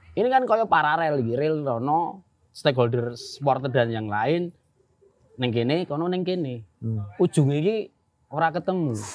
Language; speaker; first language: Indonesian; non-native, local second language; Javanese